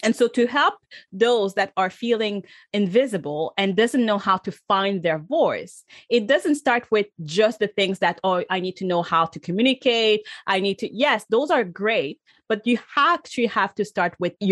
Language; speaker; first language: English; native; English